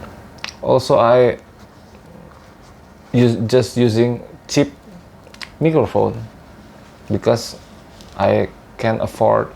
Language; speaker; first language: English; non-native, learner; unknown